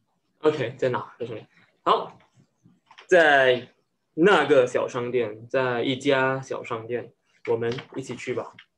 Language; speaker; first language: Chinese; non-native, learner; English